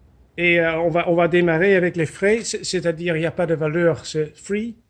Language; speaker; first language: French; non-native, fluent; Dutch